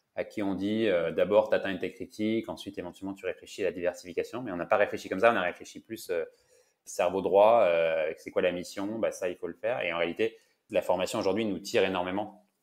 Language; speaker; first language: French; native; French